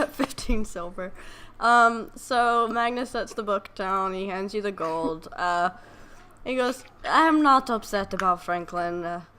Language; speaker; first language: English; native; English